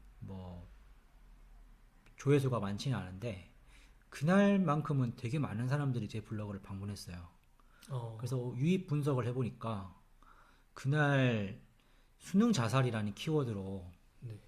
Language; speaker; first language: Korean; native; Korean